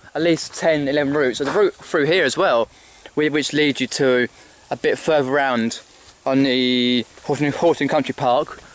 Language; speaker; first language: English; native; English